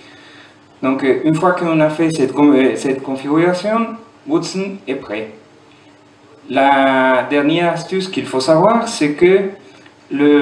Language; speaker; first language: French; non-native, fluent; German